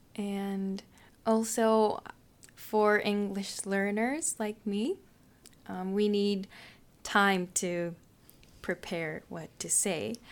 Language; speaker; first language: English; non-native, fluent; Japanese